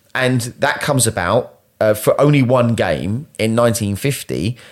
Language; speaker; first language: English; native; English